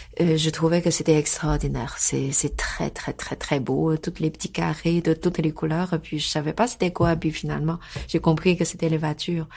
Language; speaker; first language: French; non-native, fluent; Chinese